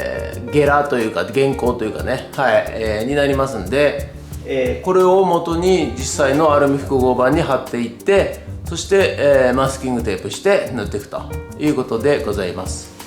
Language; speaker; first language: Japanese; native; Japanese